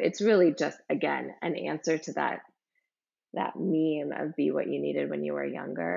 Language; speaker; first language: English; native; English